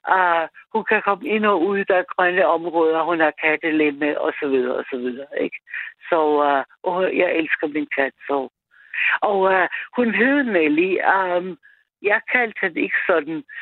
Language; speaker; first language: Danish; non-native, fluent; German